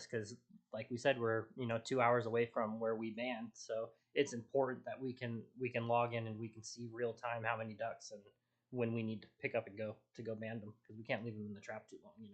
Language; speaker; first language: English; native; English